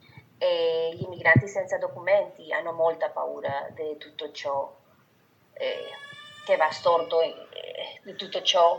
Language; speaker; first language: Italian; non-native, fluent; Spanish